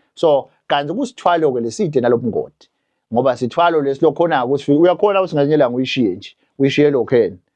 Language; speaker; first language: Zulu; non-native, local second language; Swati